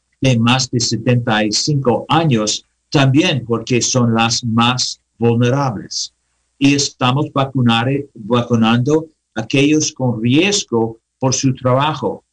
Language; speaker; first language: Spanish; non-native, learner; English